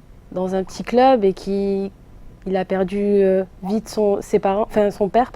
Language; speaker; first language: French; native; French